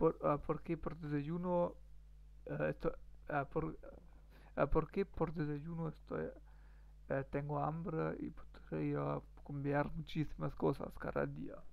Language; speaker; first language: Spanish; non-native, learner; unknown